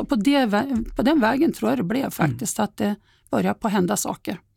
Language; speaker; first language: Swedish; native; Swedish